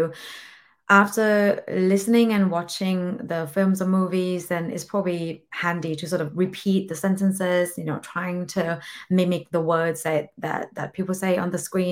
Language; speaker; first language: English; non-native, fluent; Thai